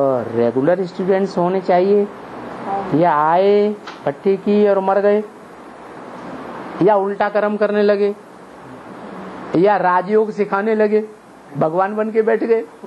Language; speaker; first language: Hindi; native; Hindi